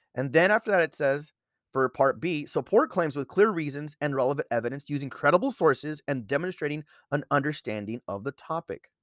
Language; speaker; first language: English; native; English